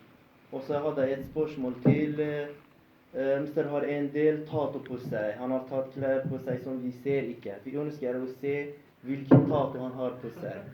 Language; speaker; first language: Norwegian; non-native, fluent; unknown